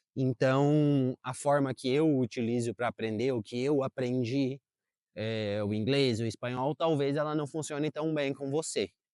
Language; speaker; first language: Portuguese; native; Portuguese